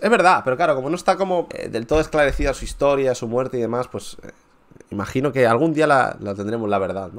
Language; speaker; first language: Spanish; native; Spanish